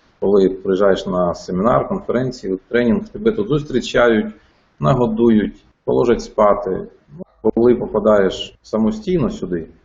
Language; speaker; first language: Ukrainian; non-native, local second language; Russian